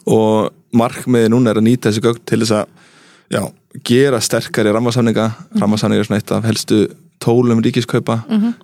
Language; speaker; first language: Icelandic; early bilingual, heritage; Icelandic